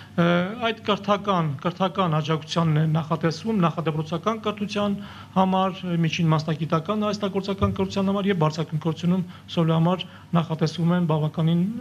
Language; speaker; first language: Armenian; native; Armenian